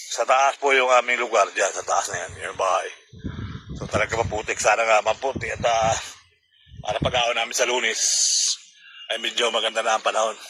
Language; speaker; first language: Filipino; native; Filipino